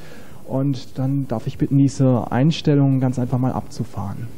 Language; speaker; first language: German; native; German